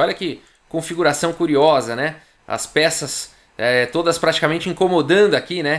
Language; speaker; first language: Portuguese; native; Portuguese